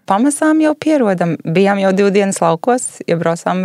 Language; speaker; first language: Latvian; early bilingual, heritage; Latvian